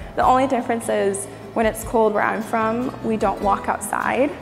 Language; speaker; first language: English; native; English